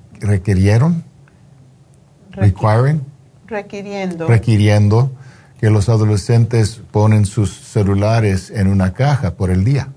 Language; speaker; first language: Spanish; non-native, fluent; English